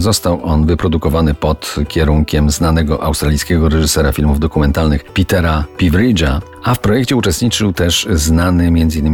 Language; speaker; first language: Polish; native; Polish